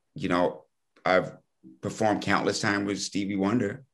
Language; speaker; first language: English; native; English